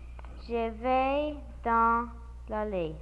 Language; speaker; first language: French; non-native, learner; English